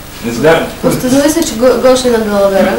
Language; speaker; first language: Bulgarian; native; Bulgarian